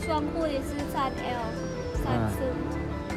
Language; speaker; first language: Chinese; non-native, learner; Lao